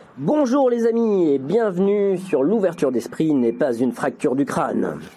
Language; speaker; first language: French; native; French